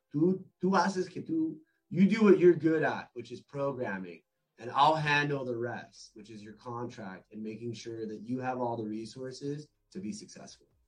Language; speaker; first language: English; native; English